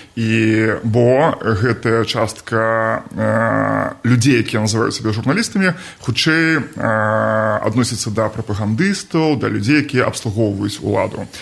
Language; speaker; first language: Belarusian; non-native, local second language; Russian